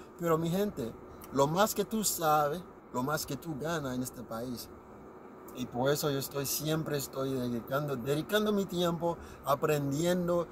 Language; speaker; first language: Spanish; non-native, learner; Haitian Creole